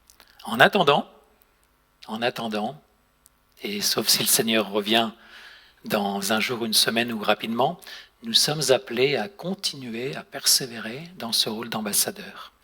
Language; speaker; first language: French; native; French